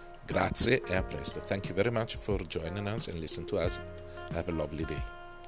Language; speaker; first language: English; non-native, fluent; Italian